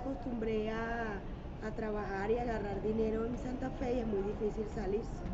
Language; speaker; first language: Spanish; native; Spanish